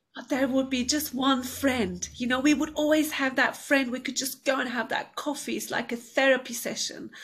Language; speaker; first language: English; non-native, fluent; Turkish